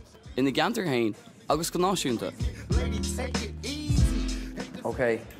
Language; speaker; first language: Irish; non-native, local second language; English